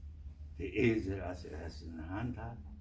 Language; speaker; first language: German; non-native, fluent; Kurdish